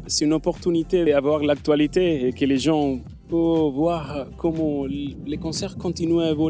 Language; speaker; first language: French; non-native, fluent; Spanish